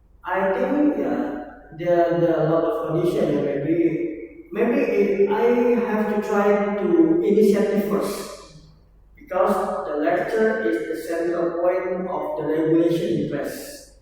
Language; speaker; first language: English; non-native, learner; Indonesian